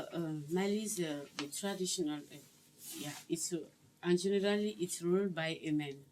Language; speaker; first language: English; non-native, learner; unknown